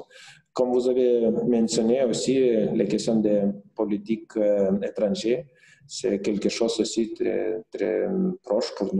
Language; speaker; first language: French; non-native, fluent; Lithuanian